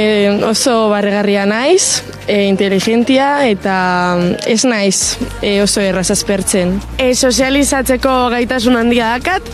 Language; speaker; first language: Basque; non-native, local second language; Spanish